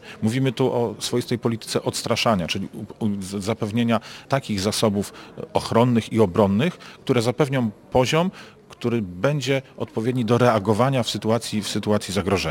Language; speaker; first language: Polish; native; Polish